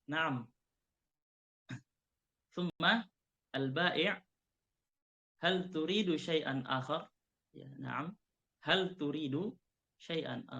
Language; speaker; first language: Arabic; non-native, fluent; Indonesian